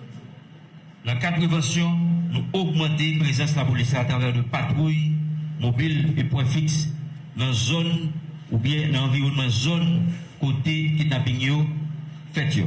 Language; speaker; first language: French; non-native, local second language; Haitian Creole